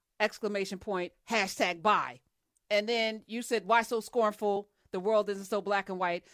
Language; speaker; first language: English; native; English